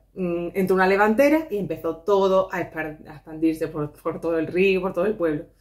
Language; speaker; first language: Spanish; native; Spanish